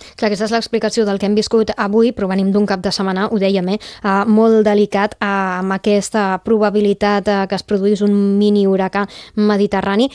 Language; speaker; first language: Catalan; native; Catalan